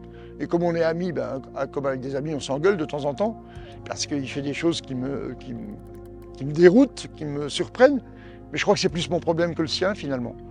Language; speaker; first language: French; native; French